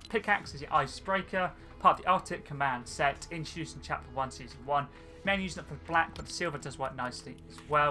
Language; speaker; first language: English; native; English